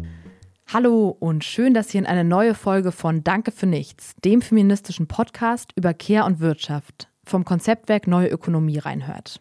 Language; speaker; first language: German; native; German